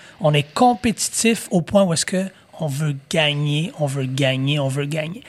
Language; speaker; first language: French; native; French